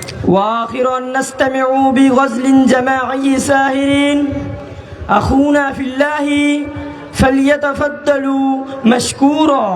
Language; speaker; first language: Arabic; non-native, learner; Bangla